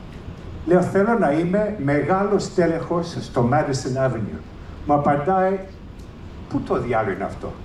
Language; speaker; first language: Greek; early bilingual, heritage; English